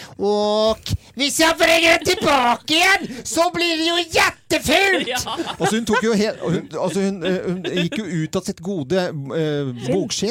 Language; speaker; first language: Norwegian; native; Norwegian